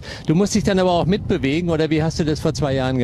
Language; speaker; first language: German; native; German